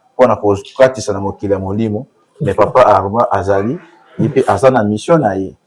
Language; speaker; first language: Lingala; non-native, local second language; Kongo